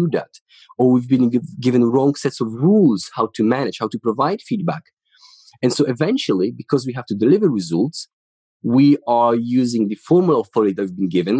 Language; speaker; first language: English; non-native, fluent; Polish